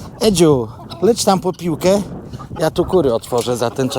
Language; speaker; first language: Polish; native; Polish